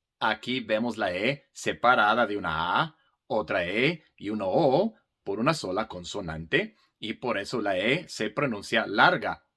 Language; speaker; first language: Spanish; non-native, fluent; English